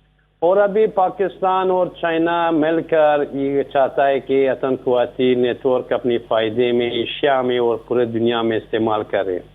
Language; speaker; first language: Hindi; non-native, learner; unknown